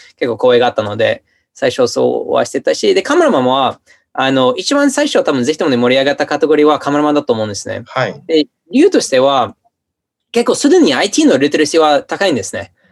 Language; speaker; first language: Japanese; non-native, fluent; English